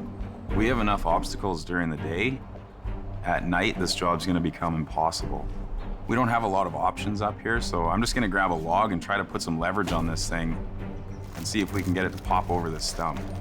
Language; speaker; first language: English; native; English